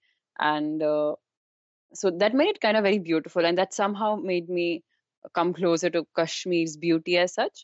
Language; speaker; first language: English; non-native, local second language; Kashmiri